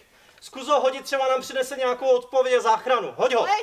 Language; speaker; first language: Czech; native; Czech